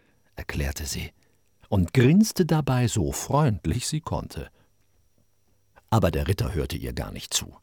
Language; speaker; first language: German; native; German